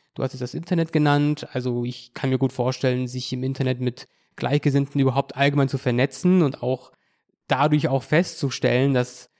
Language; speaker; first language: German; native; German